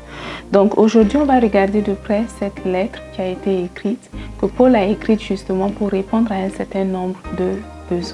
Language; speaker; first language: French; native; French